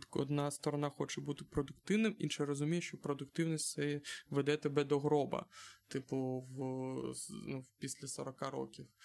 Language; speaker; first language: Ukrainian; non-native, local second language; Russian